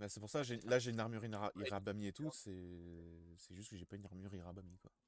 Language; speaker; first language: French; native; French